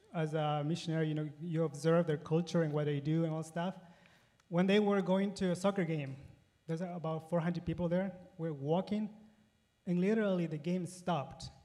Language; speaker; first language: English; non-native, fluent; Spanish